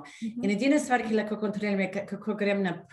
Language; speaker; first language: Slovenian; non-native, fluent; English